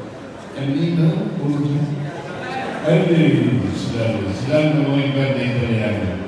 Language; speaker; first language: Indonesian; non-native, fluent; Tetum